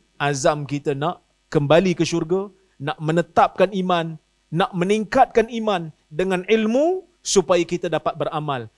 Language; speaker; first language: Malay; native; Malay